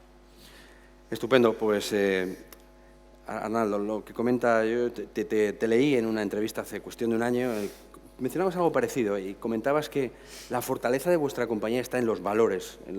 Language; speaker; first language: Spanish; native; Spanish